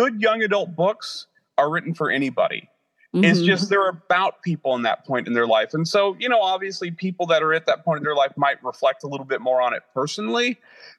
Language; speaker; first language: English; native; English